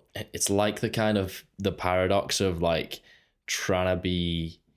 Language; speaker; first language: English; native; English